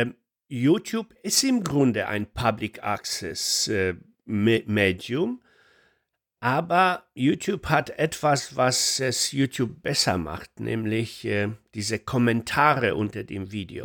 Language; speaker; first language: German; non-native, fluent; Polish